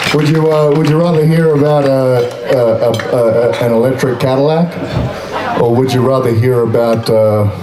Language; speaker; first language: English; native; English